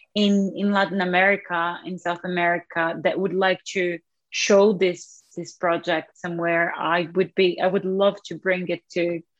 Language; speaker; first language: English; non-native, fluent; Portuguese